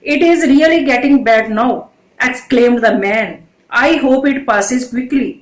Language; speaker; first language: English; non-native, local second language; Punjabi